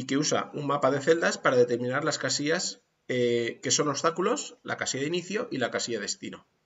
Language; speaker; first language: Spanish; native; Spanish